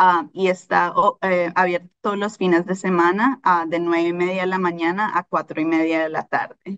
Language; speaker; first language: Spanish; early bilingual, heritage; Spanish